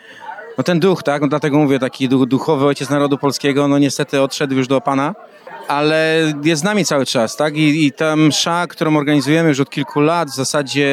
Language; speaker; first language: Polish; native; Polish